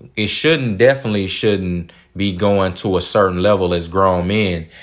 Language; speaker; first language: English; native; English